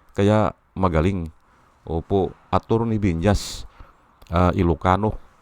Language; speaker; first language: Filipino; native; Filipino